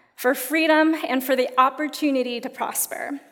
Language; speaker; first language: English; native; English